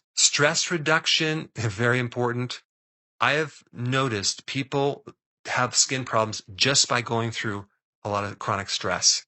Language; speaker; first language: English; native; English